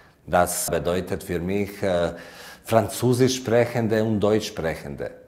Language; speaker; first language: German; non-native, learner; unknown